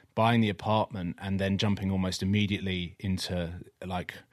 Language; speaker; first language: English; native; English